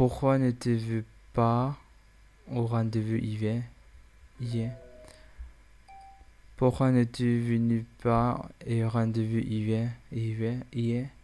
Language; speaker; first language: French; non-native, learner; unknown